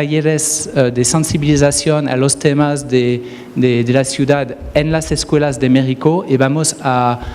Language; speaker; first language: Spanish; non-native, fluent; French